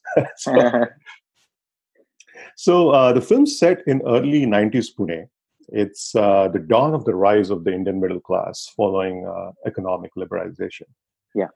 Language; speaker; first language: English; non-native, local second language; Marathi